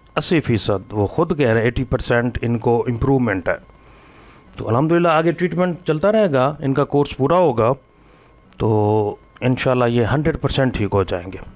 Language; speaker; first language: Urdu; non-native, local second language; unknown